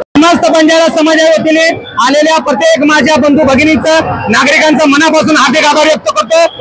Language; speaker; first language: Marathi; non-native, local second language; Lambadi